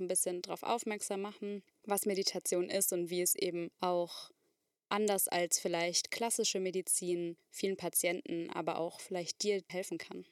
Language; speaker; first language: German; native; German